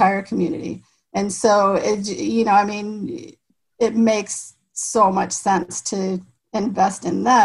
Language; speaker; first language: English; native; English